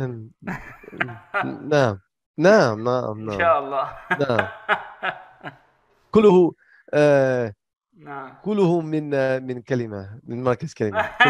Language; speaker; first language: Arabic; non-native, learner; English